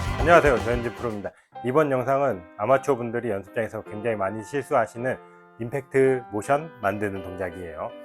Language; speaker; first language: Korean; native; Korean